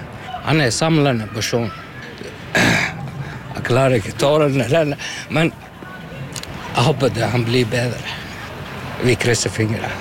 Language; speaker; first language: Norwegian; non-native, learner; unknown